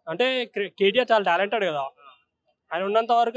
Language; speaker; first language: Telugu; native; Telugu